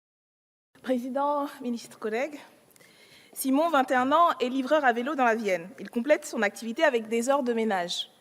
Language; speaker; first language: French; native; French